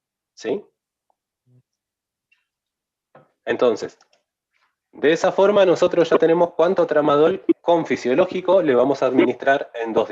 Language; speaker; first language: Spanish; native; Spanish